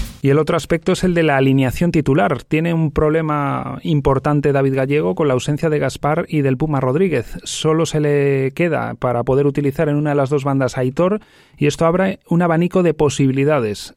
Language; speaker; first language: Spanish; native; Spanish